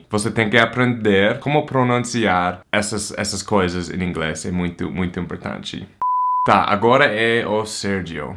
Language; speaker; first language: Portuguese; non-native, fluent; English